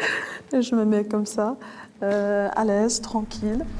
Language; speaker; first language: French; non-native, local second language; Arabic